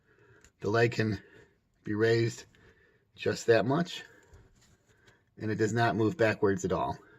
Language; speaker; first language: English; native; English